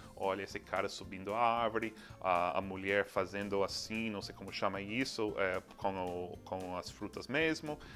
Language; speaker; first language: Portuguese; non-native, fluent; English